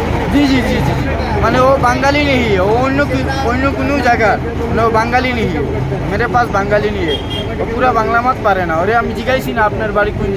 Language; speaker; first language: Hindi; non-native, learner; Bangla